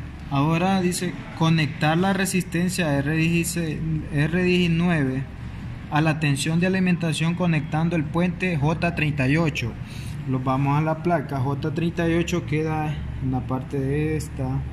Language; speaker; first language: Spanish; native; Spanish